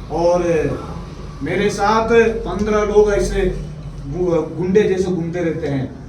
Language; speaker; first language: Hindi; non-native, local second language; Malayalam